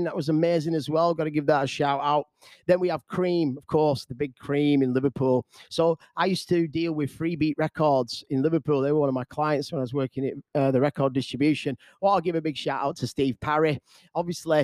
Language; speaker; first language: English; native; English